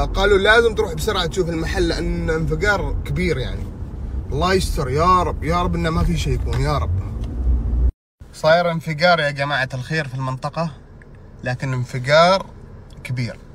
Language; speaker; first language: Arabic; native; Arabic